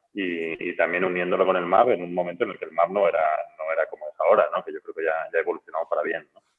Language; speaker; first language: Spanish; native; Spanish